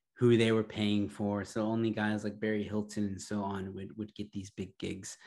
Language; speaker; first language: English; early bilingual, other home language; Arabic